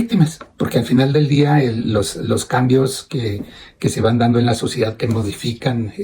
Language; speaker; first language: Spanish; native; Spanish